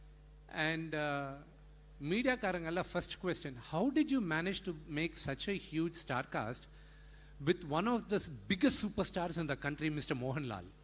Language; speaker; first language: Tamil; non-native, local second language; Telugu